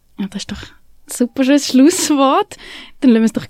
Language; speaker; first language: German; native; German